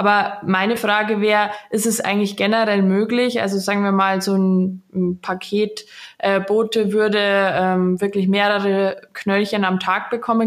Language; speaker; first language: German; native; German